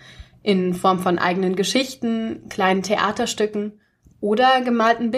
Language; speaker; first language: German; native; German